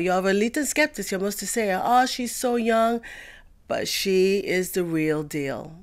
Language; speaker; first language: Swedish; non-native, learner; English